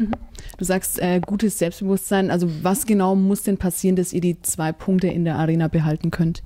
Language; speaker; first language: German; native; German